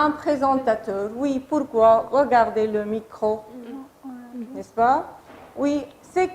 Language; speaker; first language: French; non-native, fluent; Arabic